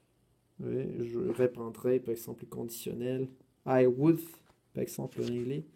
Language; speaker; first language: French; non-native, fluent; Spanish